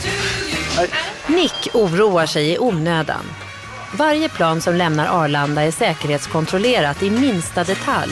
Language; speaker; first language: Swedish; native; Swedish